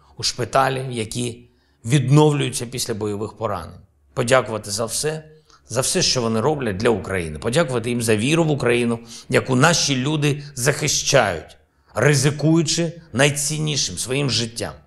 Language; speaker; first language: Ukrainian; non-native, local second language; Russian